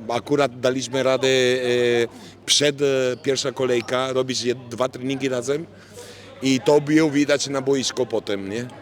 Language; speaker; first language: Polish; non-native, fluent; Italian